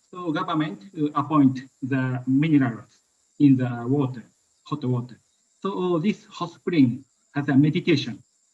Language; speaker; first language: English; non-native, learner; Japanese